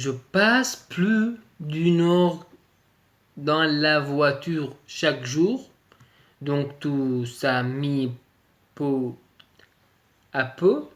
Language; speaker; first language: French; native; French